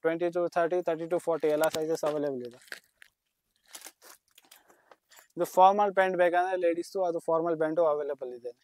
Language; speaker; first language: Kannada; non-native, local second language; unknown